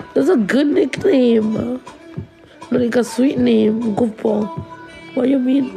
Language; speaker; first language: English; early bilingual, other home language; Spanish